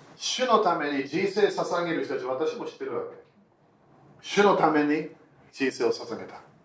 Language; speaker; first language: Japanese; non-native, fluent; English